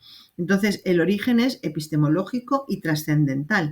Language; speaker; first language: Spanish; native; Spanish